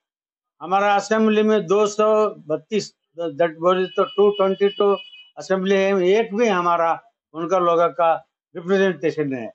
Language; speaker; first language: Hindi; non-native, local second language; Kannada